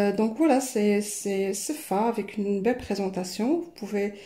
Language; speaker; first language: French; non-native, local second language; Arabic